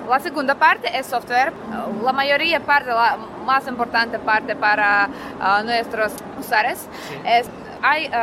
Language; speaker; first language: Spanish; non-native, learner; Russian